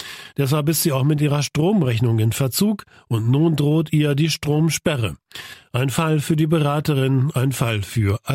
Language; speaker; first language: German; native; German